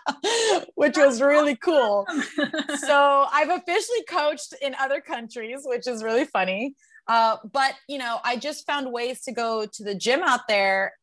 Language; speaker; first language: English; native; English